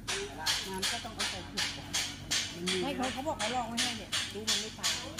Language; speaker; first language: Thai; native; Thai